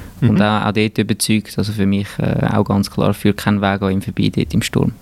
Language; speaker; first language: German; native; German